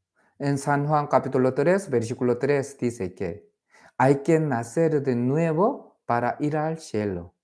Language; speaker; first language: Spanish; non-native, fluent; Korean